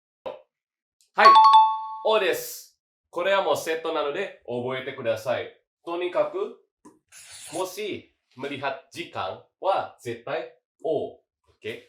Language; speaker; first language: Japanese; non-native, fluent; Indonesian